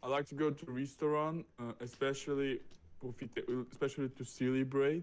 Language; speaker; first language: English; non-native, learner; Russian